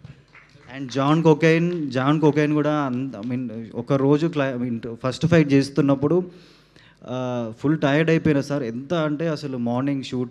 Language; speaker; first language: Telugu; native; Telugu